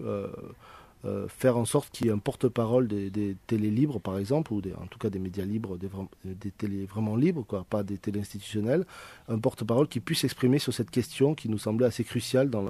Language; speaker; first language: French; native; French